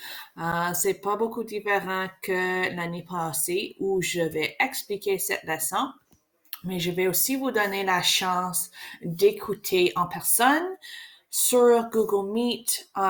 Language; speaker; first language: French; non-native, learner; English